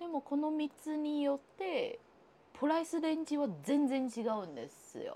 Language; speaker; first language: Japanese; non-native, fluent; Chinese